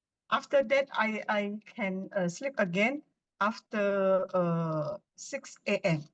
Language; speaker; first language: English; non-native, learner; Indonesian